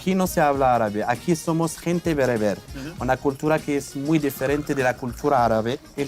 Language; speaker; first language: Spanish; non-native, fluent; Berber languages